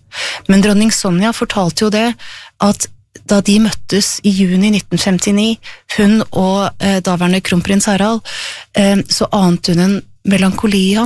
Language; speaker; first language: Norwegian; native; Norwegian